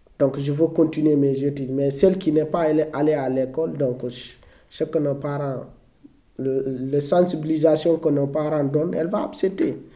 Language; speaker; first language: French; non-native, local second language; Fula